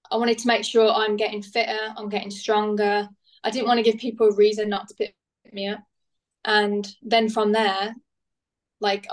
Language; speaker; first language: English; native; English